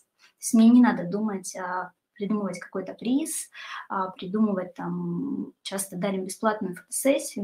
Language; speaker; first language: Russian; native; Russian